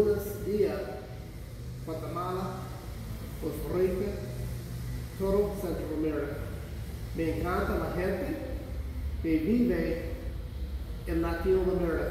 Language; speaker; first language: Spanish; non-native, learner; English